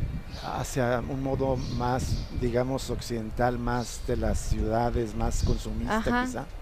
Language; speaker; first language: Spanish; native; Spanish